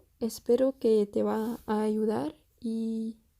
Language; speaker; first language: Spanish; non-native, fluent; French